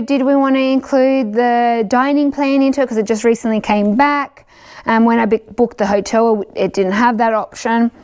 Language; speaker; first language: English; native; English